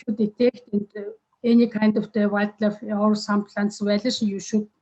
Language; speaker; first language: English; non-native, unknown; Mongolian